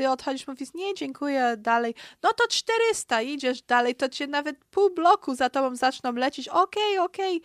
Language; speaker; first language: Polish; early bilingual, heritage; Polish